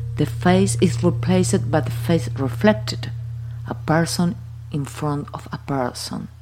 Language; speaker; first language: English; non-native, fluent; Spanish